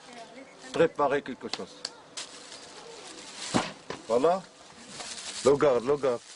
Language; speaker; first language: French; non-native, learner; Arabic